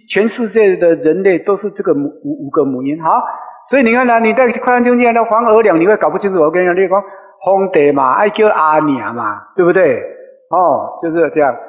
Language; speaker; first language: Chinese; non-native, local second language; Min Nan Chinese